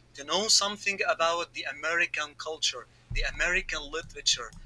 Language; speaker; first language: English; non-native, fluent; Arabic